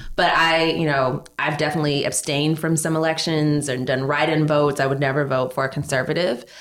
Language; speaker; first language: English; native; English